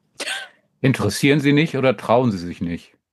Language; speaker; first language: German; native; German